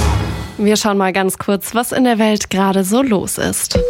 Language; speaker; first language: German; native; German